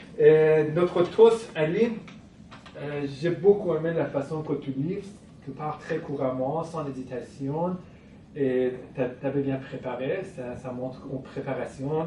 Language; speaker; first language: French; non-native, fluent; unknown